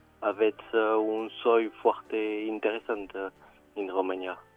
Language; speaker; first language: Romanian; non-native, learner; French